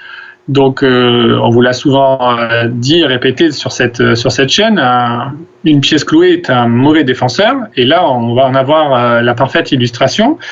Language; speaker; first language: French; native; French